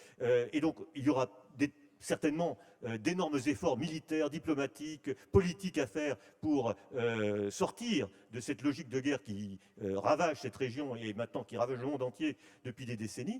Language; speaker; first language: French; native; French